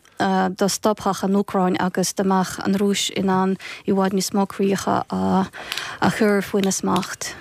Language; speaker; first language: Irish; non-native, fluent; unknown